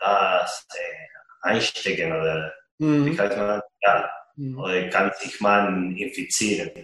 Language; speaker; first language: German; non-native, fluent; Spanish